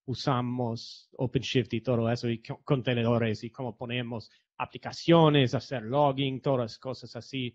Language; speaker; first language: Spanish; non-native, fluent; English